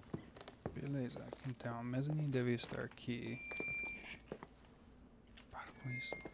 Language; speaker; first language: Portuguese; non-native, fluent; English